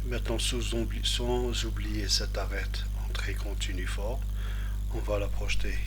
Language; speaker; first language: French; non-native, local second language; Arabic